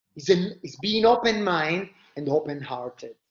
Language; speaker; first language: English; non-native, fluent; Italian